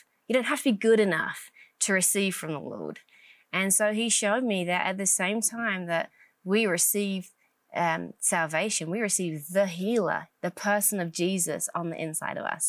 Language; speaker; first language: English; native; English